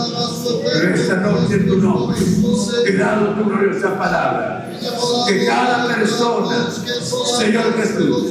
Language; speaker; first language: Spanish; native; Spanish